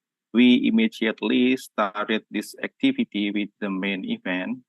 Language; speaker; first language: English; non-native, learner; Indonesian